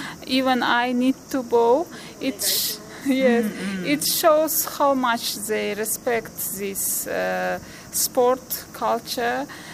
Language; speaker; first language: English; non-native, fluent; Uzbek